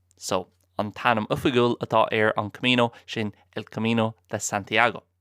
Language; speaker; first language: Irish; non-native, local second language; English